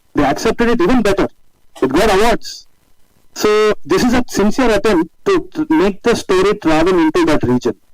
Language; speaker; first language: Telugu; native; Telugu